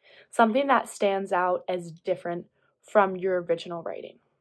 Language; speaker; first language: English; native; English